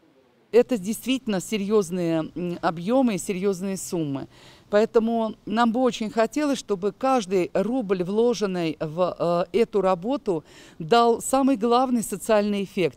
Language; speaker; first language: Russian; native; Russian